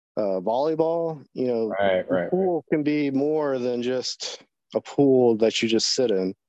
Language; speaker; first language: English; native; English